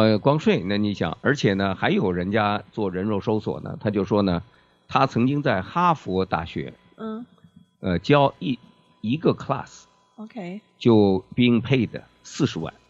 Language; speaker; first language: Chinese; native; Chinese